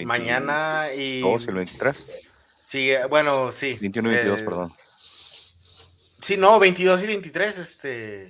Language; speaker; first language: Spanish; native; Spanish